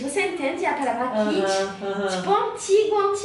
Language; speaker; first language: Portuguese; non-native, learner; French